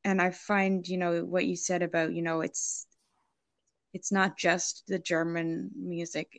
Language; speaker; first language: English; native; English